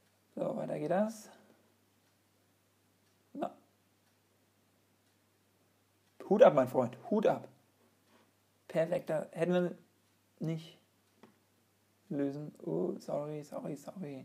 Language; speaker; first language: German; native; German